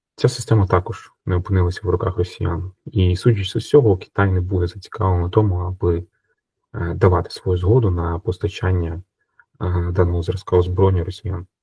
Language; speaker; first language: Ukrainian; native; Ukrainian